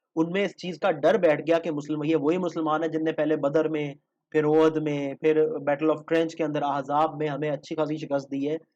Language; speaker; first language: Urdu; native; Urdu